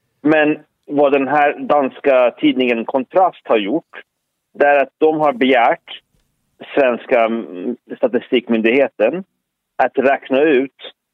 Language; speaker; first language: Swedish; early bilingual, other home language; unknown